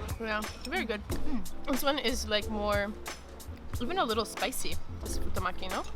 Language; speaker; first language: English; non-native, fluent; Polish